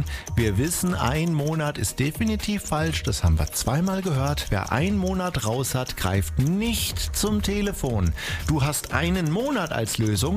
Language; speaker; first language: German; native; German